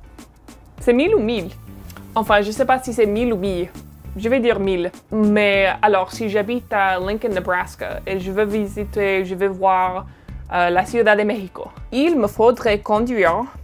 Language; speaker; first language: French; non-native, fluent; English